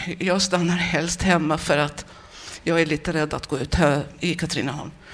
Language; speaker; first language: Swedish; native; Swedish